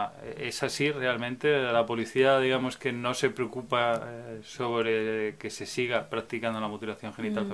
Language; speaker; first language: Spanish; native; Spanish